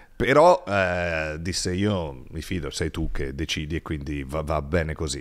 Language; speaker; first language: Italian; native; Italian